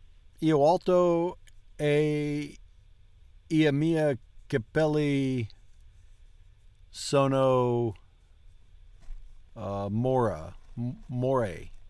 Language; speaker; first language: Italian; non-native, learner; English